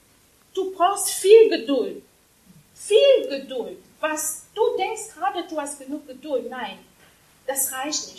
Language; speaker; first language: German; non-native, fluent; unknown